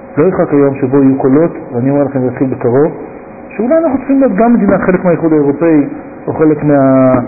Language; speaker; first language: Hebrew; native; Hebrew